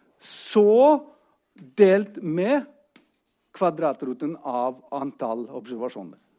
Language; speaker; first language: Norwegian; non-native, fluent; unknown